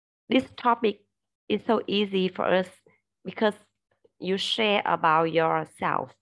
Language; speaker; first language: English; non-native, learner; Vietnamese